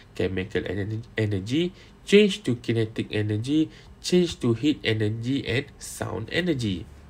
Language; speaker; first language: English; non-native, local second language; Malay